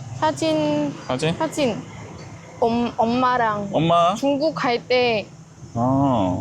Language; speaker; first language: Korean; non-native, learner; Vietnamese